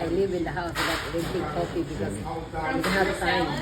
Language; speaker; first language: English; non-native, local second language; Cebuano